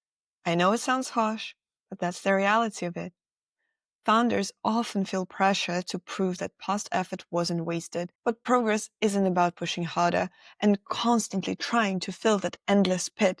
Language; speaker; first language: English; non-native, fluent; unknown